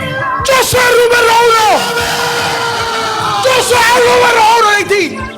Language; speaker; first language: Spanish; non-native, learner; Haitian Creole